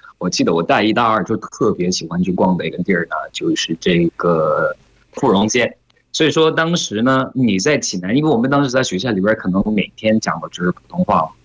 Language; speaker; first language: Chinese; non-native, fluent; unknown